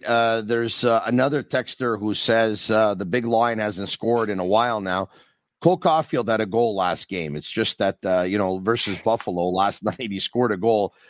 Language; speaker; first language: English; native; English